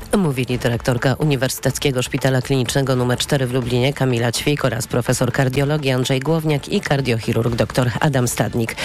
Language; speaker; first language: Polish; native; Polish